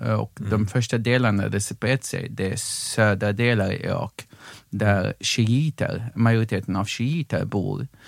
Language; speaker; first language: Swedish; non-native, fluent; Arabic